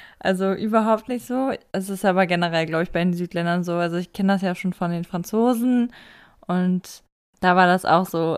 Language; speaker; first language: German; native; German